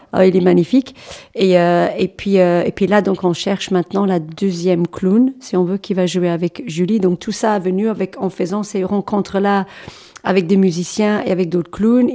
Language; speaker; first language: French; non-native, fluent; English